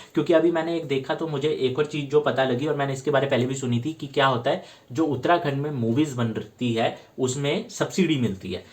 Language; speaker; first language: Hindi; native; Hindi